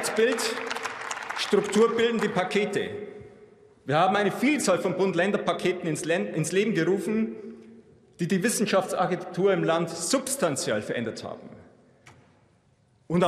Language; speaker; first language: German; native; German